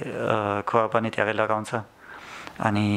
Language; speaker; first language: Nepali; non-native, learner; German